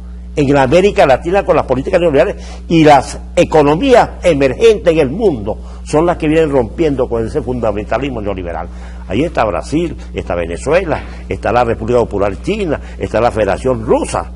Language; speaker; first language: Spanish; native; Spanish